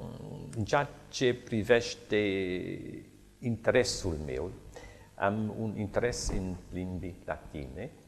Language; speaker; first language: Romanian; non-native, fluent; English